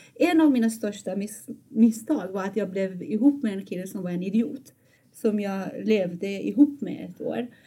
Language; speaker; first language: Swedish; non-native, fluent; Persian